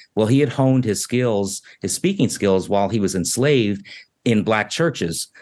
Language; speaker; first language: English; native; English